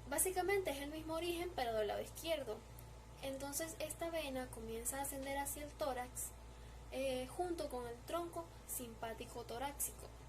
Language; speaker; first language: Spanish; native; Spanish